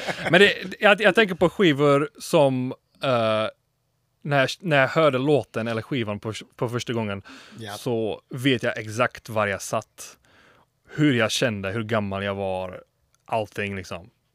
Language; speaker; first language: Swedish; non-native, fluent; English